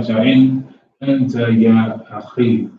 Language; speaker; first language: Arabic; non-native, learner; English